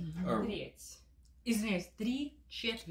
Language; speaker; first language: Russian; early bilingual, heritage; Russian